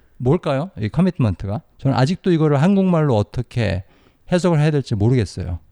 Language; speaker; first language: Korean; native; Korean